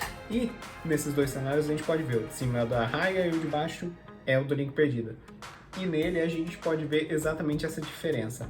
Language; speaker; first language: Portuguese; native; Portuguese